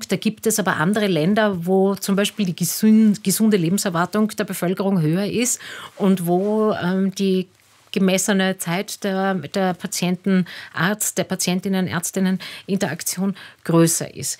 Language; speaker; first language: German; native; German